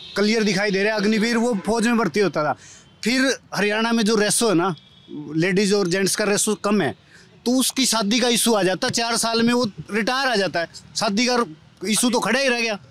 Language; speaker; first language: Hindi; native; Hindi